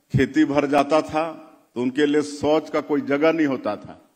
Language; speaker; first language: Hindi; native; Hindi